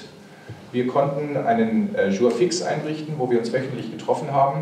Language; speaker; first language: German; native; German